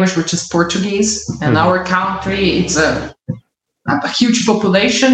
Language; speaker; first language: English; non-native, learner; Portuguese